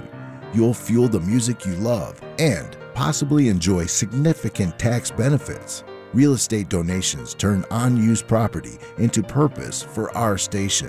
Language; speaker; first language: English; native; English